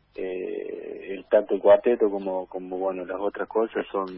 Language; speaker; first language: Spanish; native; Spanish